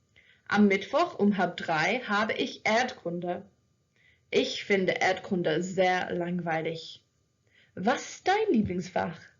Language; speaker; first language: German; non-native, fluent; English